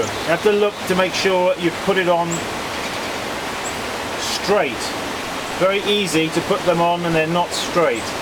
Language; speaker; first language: English; native; English